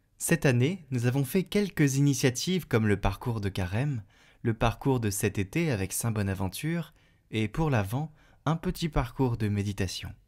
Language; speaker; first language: French; native; French